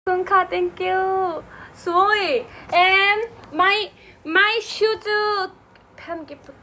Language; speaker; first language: English; non-native, learner; Korean